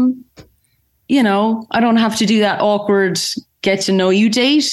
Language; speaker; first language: English; native; English